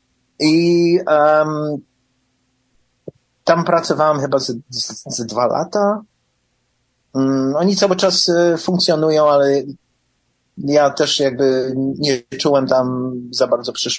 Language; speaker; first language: Polish; early bilingual, heritage; English